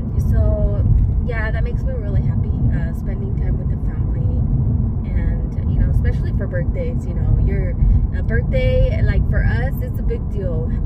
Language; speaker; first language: English; early bilingual, other home language; Spanish